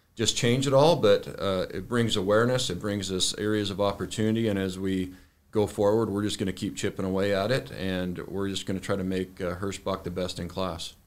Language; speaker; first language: English; native; English